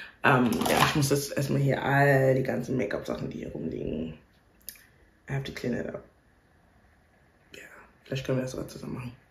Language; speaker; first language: German; native; German